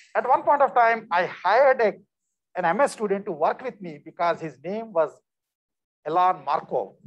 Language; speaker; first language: English; non-native, local second language; Telugu